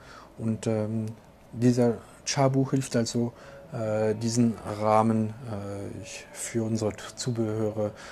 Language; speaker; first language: German; non-native, local second language; French